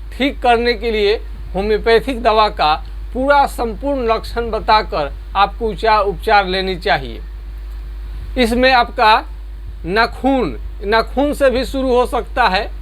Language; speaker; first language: Hindi; non-native, local second language; Bhojpuri